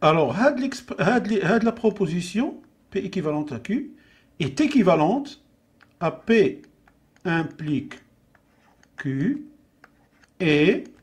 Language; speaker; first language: French; non-native, local second language; Arabic